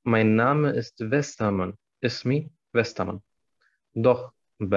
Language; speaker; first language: German; non-native, fluent; Arabic